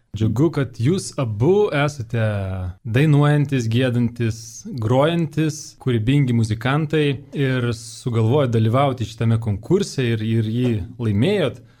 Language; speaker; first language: Lithuanian; native; Lithuanian